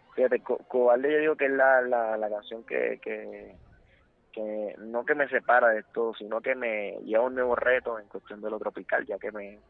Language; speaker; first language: Spanish; native; Spanish